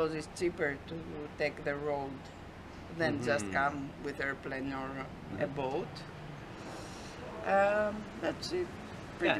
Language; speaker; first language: English; non-native, fluent; Greek